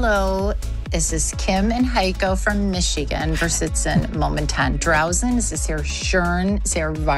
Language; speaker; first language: German; non-native, learner; English